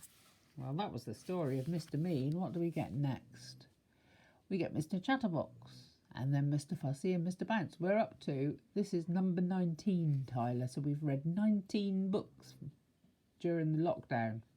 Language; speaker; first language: English; native; English